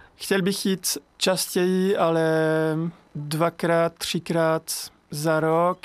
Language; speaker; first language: Czech; non-native, fluent; French